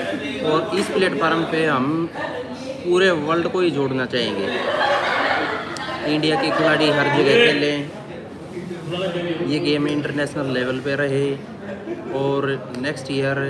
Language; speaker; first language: Hindi; native; Hindi